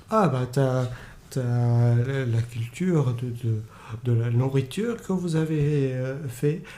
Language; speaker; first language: French; non-native, fluent; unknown